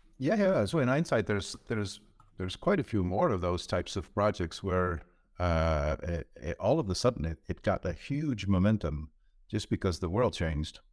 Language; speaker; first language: English; non-native, fluent; Dutch